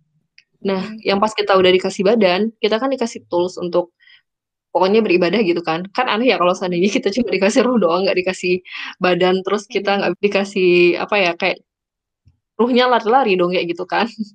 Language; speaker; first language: Indonesian; native; Indonesian